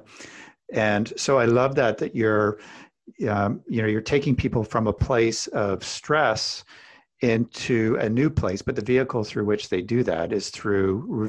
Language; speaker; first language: English; native; English